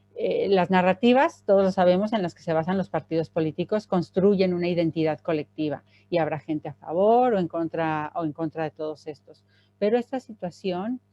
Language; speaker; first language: Spanish; native; Spanish